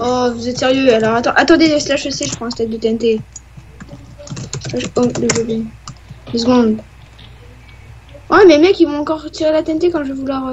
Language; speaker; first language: French; native; French